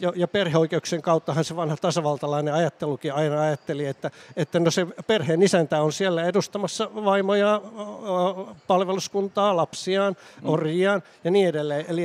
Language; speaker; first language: Finnish; native; Finnish